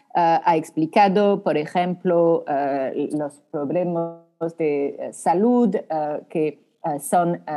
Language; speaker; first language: Spanish; non-native, fluent; French